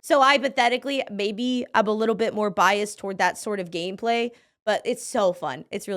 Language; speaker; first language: English; native; English